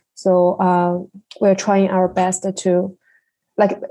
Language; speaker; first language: English; non-native, learner; Chinese